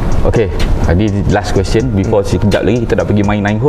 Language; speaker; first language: Malay; native; Malay